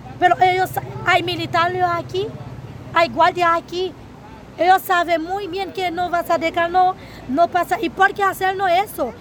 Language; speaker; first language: Spanish; non-native, learner; Haitian Creole